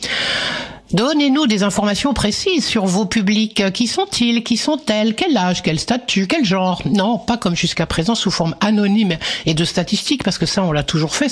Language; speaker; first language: French; native; French